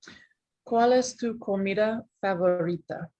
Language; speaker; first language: Spanish; non-native, learner; English